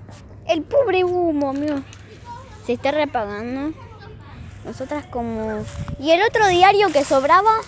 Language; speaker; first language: Spanish; native; Spanish